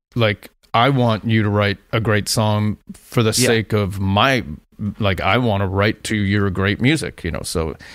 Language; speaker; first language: English; native; English